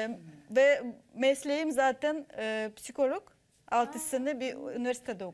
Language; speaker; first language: Turkish; non-native, fluent; Russian